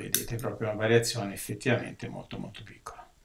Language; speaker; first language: Italian; native; Italian